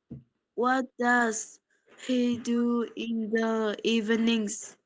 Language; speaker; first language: English; non-native, learner; Polish